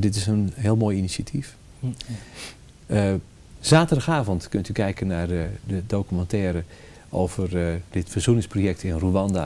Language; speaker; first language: Dutch; native; Dutch